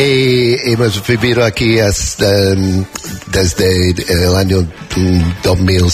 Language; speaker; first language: Spanish; non-native, learner; English